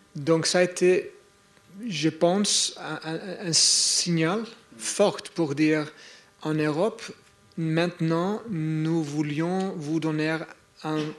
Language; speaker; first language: French; non-native, fluent; English